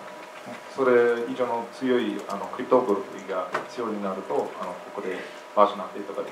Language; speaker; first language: Japanese; non-native, fluent; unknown